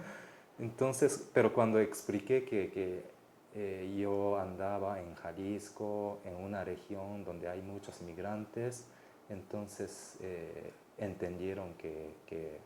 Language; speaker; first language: Spanish; non-native, fluent; Japanese